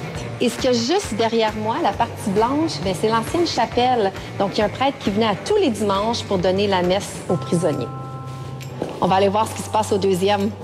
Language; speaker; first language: French; native; French